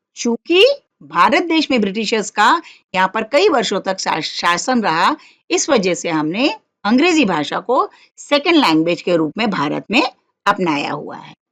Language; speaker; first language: Hindi; non-native, local second language; Marathi